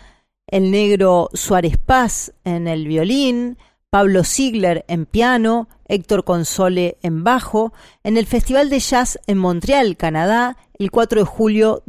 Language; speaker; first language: Spanish; native; Spanish